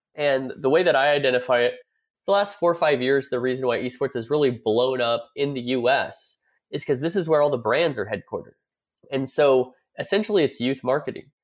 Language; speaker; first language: English; native; English